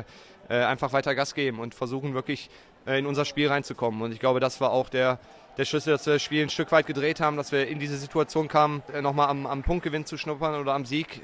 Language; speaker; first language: German; native; German